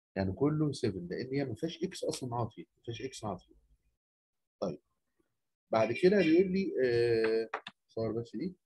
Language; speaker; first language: Arabic; native; Arabic